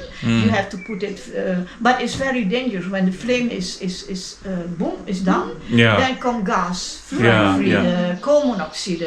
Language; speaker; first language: English; non-native, learner; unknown